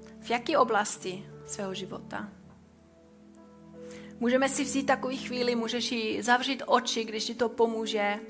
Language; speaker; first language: Czech; non-native, fluent; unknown